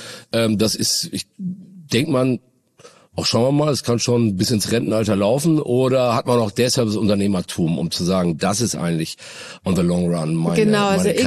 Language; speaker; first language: German; native; German